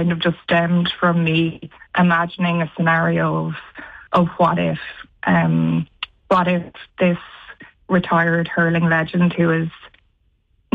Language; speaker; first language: English; native; English